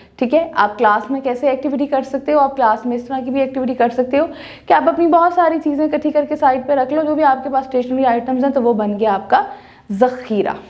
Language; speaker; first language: Urdu; native; Urdu